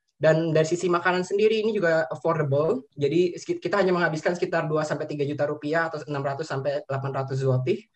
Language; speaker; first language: Indonesian; native; Indonesian